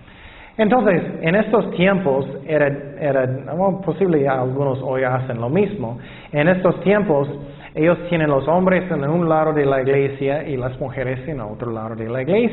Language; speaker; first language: Spanish; non-native, fluent; English